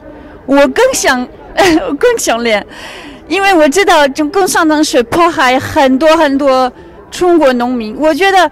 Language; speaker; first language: Chinese; non-native, fluent; French